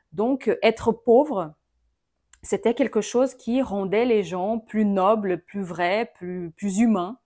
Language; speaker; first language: French; non-native, fluent; Portuguese